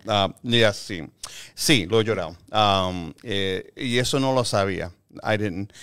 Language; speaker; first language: Spanish; early bilingual, heritage; Spanish